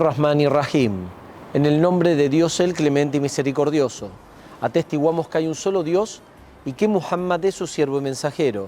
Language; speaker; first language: Spanish; native; Spanish